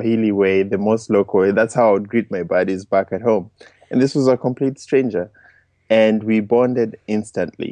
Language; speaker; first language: English; non-native, local second language; Luo (Kenya and Tanzania)